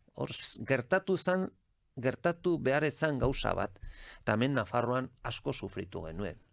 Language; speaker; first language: Basque; non-native, local second language; Spanish